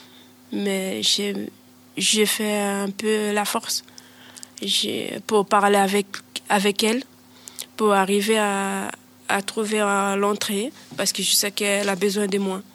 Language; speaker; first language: French; non-native, learner; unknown